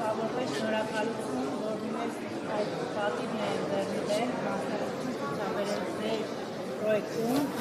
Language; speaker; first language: Armenian; early bilingual, heritage; Armenian